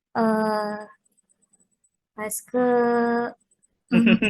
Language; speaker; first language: French; non-native, learner; Indonesian